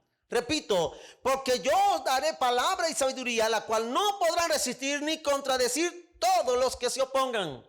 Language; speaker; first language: Spanish; native; Spanish